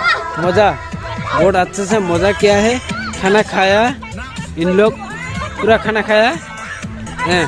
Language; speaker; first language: Hindi; non-native, local second language; Assamese